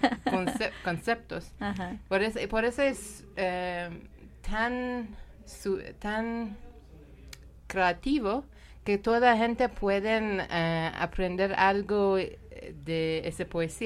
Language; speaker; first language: Spanish; non-native, learner; Persian